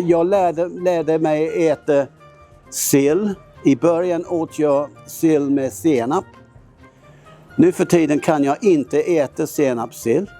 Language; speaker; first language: Swedish; non-native, fluent; English